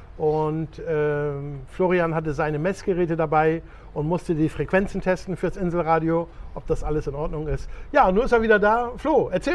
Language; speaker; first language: German; native; German